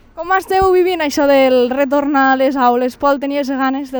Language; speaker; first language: Catalan; native; Catalan